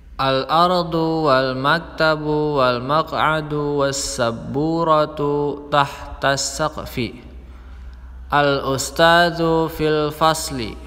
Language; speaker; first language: Arabic; non-native, fluent; Indonesian